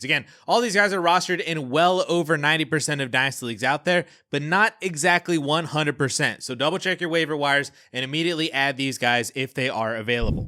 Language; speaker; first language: English; native; English